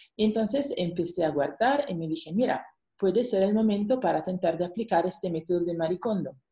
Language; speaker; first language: Spanish; non-native, fluent; Italian